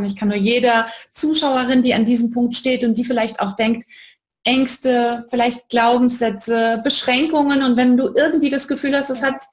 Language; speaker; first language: German; native; German